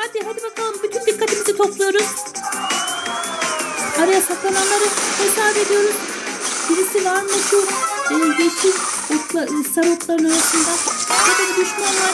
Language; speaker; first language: Turkish; native; Turkish